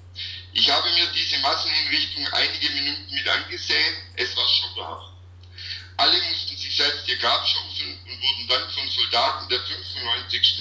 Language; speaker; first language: German; native; German